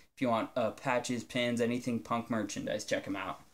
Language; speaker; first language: English; native; English